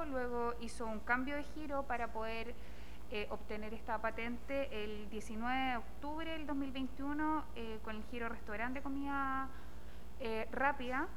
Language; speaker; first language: Spanish; native; Spanish